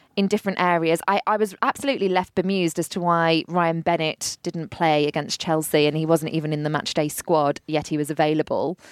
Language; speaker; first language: English; native; English